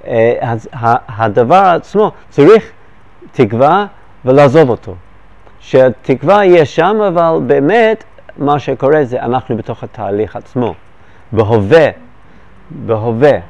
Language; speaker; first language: Hebrew; non-native, fluent; English